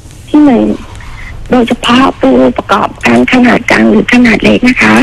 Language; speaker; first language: Thai; non-native, fluent; Khmer